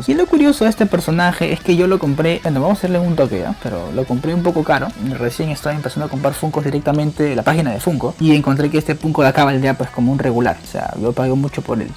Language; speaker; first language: Spanish; native; Spanish